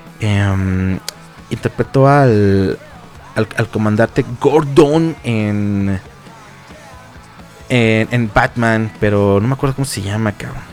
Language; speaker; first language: Spanish; native; Spanish